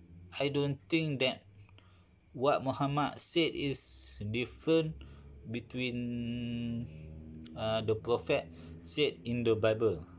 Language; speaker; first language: English; non-native, learner; Malay